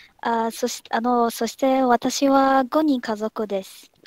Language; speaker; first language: Japanese; non-native, learner; Malay